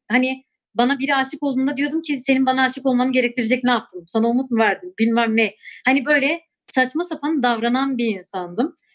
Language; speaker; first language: Turkish; non-native, local second language; Kurdish